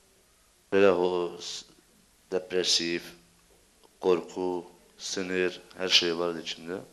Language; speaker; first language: Turkish; early bilingual, heritage; Turkish